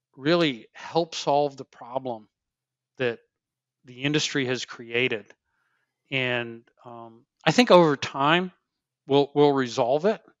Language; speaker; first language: English; native; English